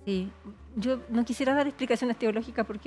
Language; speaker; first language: Spanish; native; Spanish